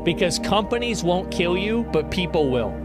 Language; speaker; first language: English; native; English